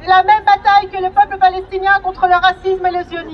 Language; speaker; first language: French; native; French